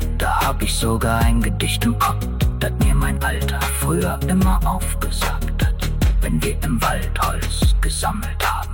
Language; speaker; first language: German; native; German